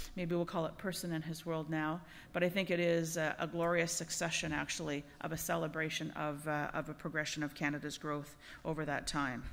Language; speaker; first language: English; native; English